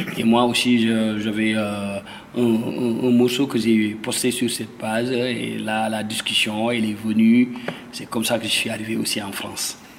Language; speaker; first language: French; non-native, local second language; Wolof